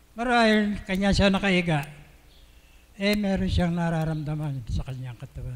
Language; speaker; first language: Filipino; native; Filipino